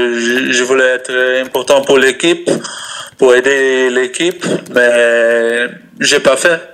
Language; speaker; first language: French; non-native, learner; Dutch